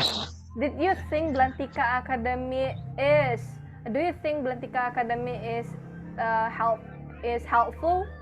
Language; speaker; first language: English; non-native, fluent; Indonesian